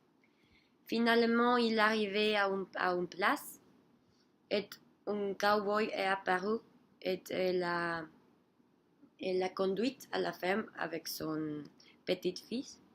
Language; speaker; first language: French; non-native, learner; Spanish